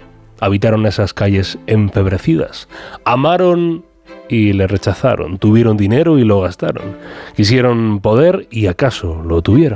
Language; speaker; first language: Spanish; native; Spanish